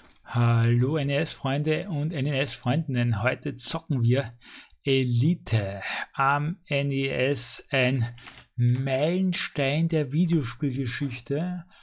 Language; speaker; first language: German; native; German